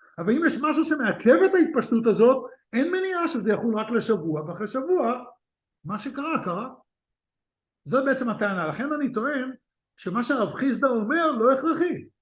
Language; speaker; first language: Hebrew; native; Hebrew